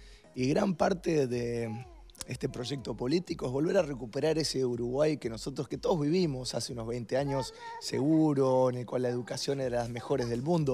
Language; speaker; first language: Spanish; native; Spanish